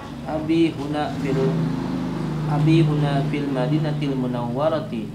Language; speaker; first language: Arabic; non-native, learner; Indonesian